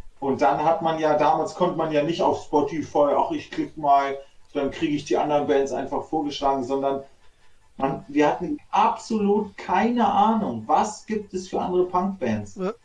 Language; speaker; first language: German; native; German